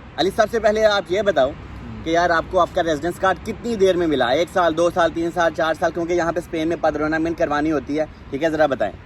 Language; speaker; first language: Urdu; non-native, local second language; Punjabi